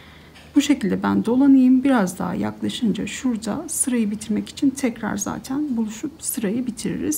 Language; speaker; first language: Turkish; native; Turkish